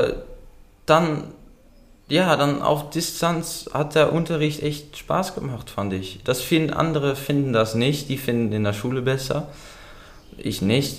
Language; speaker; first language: German; early bilingual, other home language; Dutch